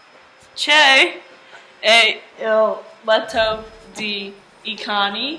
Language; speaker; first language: Italian; non-native, learner; English